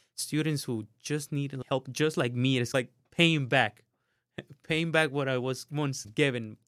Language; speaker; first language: English; non-native, fluent; Spanish